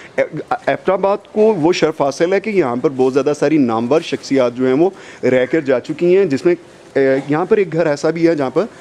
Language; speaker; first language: Urdu; non-native, local second language; Punjabi